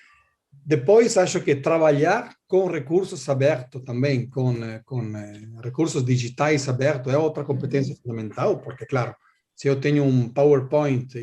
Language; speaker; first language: Portuguese; non-native, learner; Italian